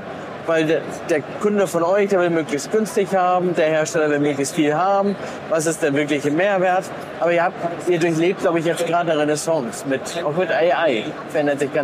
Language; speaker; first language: German; native; German